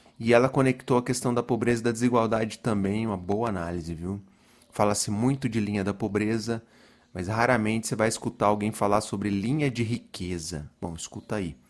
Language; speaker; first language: Portuguese; native; Portuguese